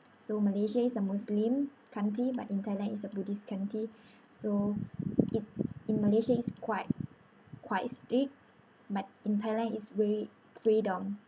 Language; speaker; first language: English; non-native, learner; Thai